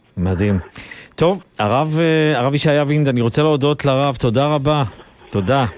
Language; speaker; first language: Hebrew; native; Hebrew